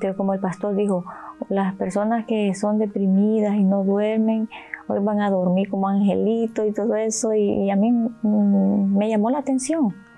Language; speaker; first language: Spanish; native; Spanish